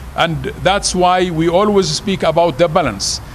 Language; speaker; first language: English; non-native, fluent; Arabic